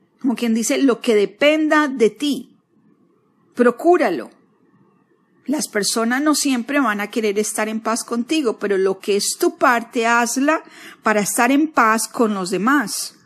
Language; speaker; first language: Spanish; native; Spanish